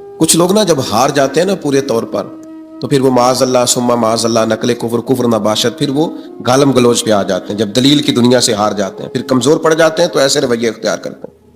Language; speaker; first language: Urdu; native; Urdu